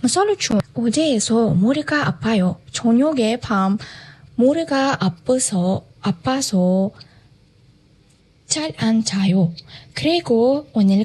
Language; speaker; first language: Korean; non-native, fluent; Uzbek